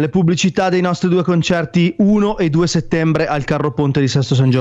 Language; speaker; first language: Italian; native; Italian